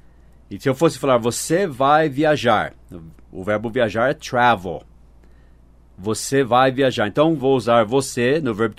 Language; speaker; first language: Portuguese; non-native, fluent; English